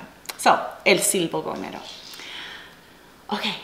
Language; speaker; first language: Spanish; non-native, fluent; English